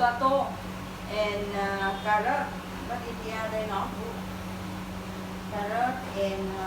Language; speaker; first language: English; non-native, learner; Vietnamese